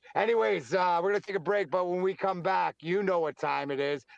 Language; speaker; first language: English; native; English